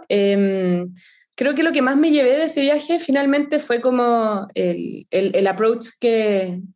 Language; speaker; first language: Spanish; native; Spanish